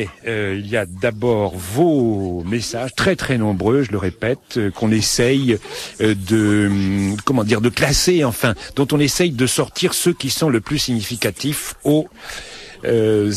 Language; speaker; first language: French; native; French